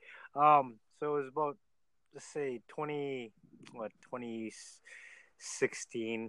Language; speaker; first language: English; native; English